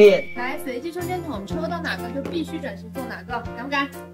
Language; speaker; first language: Chinese; native; Chinese